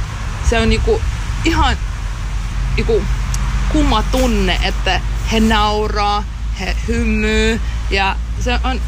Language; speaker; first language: Finnish; non-native, learner; Russian